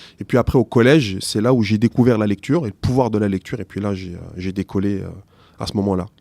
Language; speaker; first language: French; early bilingual, other home language; Arabic